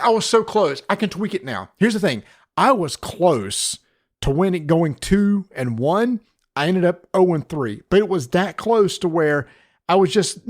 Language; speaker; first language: English; native; English